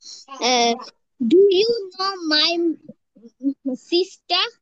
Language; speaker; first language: English; non-native, learner; Bangla